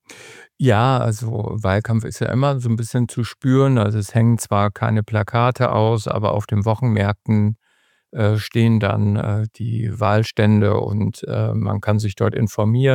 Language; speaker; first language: German; native; German